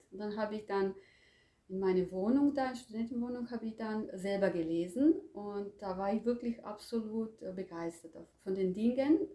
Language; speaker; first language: German; non-native, fluent; Croatian